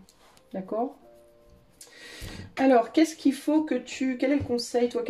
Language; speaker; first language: French; native; French